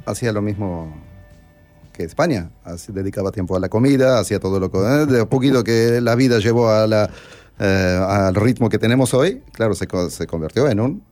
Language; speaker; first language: Spanish; non-native, fluent; Armenian